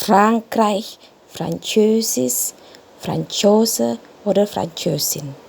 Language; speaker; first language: German; non-native, fluent; Indonesian